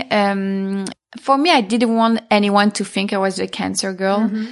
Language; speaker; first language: English; non-native, fluent; French